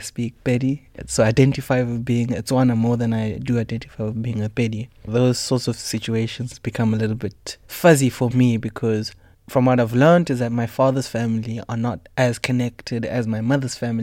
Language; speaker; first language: English; non-native, local second language; Tswana